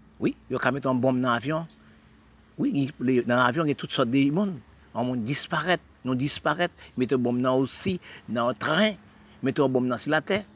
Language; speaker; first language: French; non-native, local second language; Haitian Creole